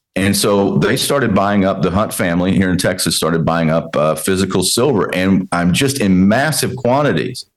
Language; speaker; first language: English; native; English